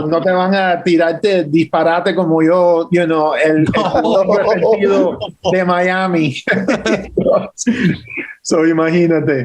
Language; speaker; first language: Spanish; early bilingual, heritage; English